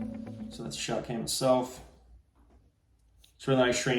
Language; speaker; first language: English; native; English